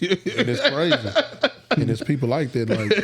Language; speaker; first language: English; native; English